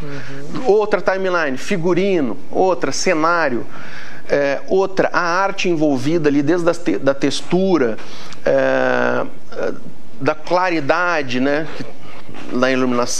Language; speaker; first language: Portuguese; native; Portuguese